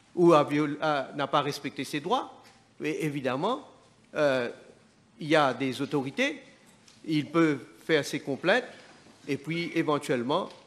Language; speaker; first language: French; non-native, local second language; Morisyen